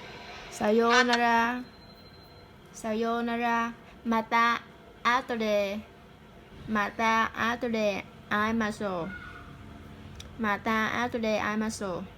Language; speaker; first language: Japanese; non-native, learner; Vietnamese